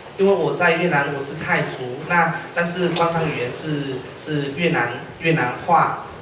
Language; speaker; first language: Chinese; non-native, fluent; Vietnamese